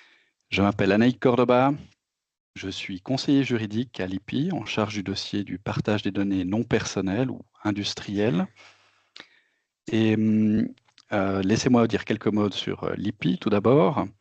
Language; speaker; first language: French; native; French